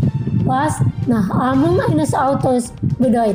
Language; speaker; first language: German; non-native, fluent; Indonesian